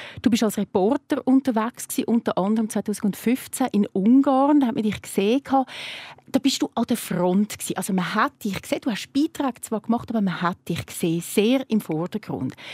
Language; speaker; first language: German; native; German